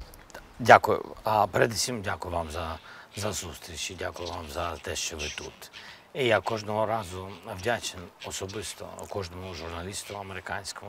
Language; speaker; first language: Ukrainian; non-native, local second language; Russian